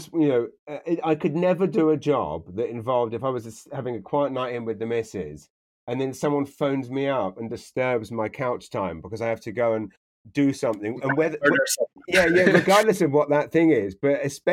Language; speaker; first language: English; native; English